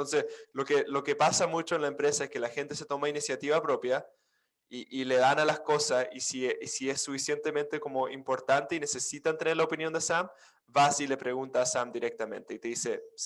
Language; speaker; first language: Spanish; non-native, fluent; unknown